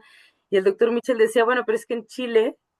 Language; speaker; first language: Spanish; native; Spanish